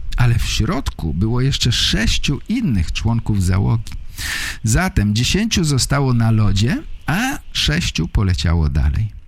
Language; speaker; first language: Polish; native; Polish